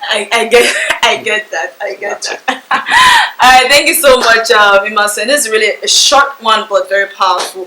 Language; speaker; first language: English; non-native, local second language; Yoruba